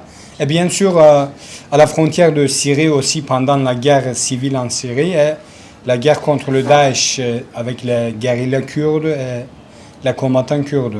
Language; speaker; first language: French; non-native, learner; Kurdish